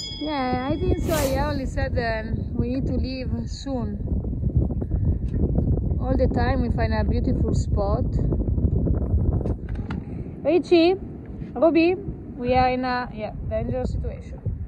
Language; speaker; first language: English; non-native, learner; Italian